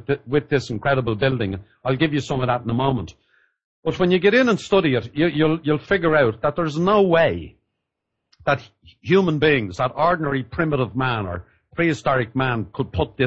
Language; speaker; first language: English; native; English